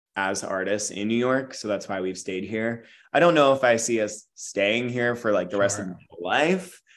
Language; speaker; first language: English; native; English